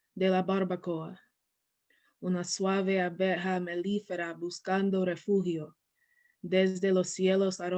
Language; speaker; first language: Spanish; non-native, learner; English